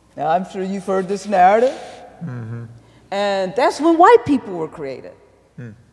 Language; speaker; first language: English; native; English